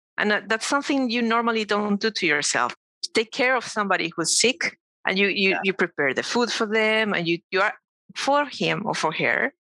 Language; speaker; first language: English; non-native, fluent; Spanish